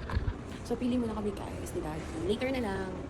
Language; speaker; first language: Filipino; native; Filipino